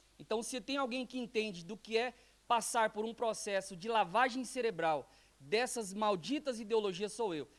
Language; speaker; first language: Portuguese; native; Portuguese